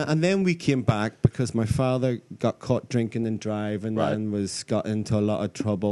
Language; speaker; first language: English; native; English